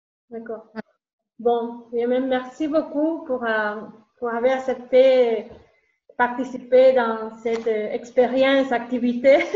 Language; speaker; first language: French; non-native, learner; Spanish